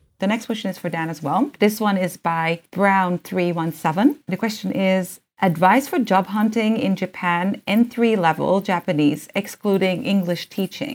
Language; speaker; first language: English; early bilingual, other home language; Japanese